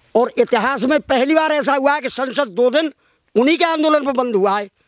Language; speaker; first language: Hindi; native; Hindi